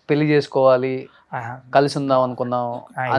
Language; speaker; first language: Telugu; native; Telugu